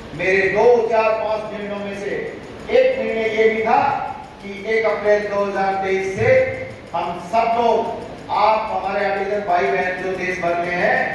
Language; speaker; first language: Hindi; native; Hindi